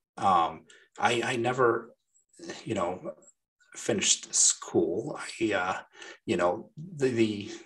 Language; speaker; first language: English; non-native, fluent; Arabic